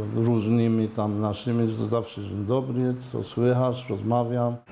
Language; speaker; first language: Polish; non-native, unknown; Arabic